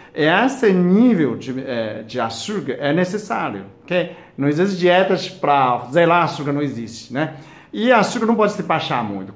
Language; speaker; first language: Portuguese; non-native, fluent; Chinese